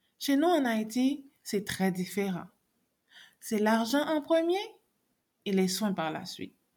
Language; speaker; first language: French; non-native, local second language; Haitian Creole